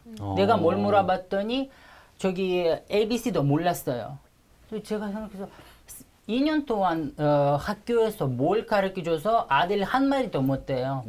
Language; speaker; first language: Korean; non-native, fluent; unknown